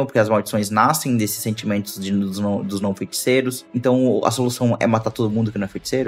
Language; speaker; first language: Portuguese; native; Portuguese